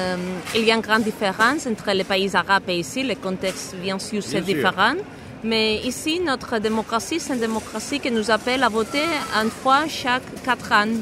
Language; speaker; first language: French; non-native, fluent; Spanish